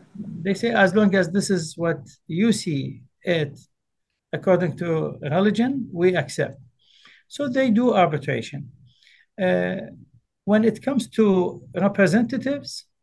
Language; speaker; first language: English; early bilingual, other home language; Arabic